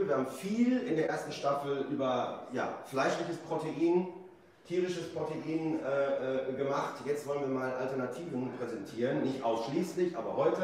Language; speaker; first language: German; native; German